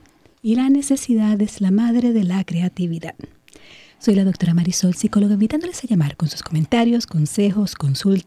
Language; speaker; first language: Spanish; native; Spanish